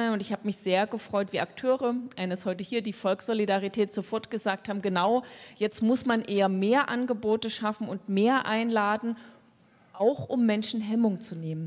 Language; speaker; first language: German; native; German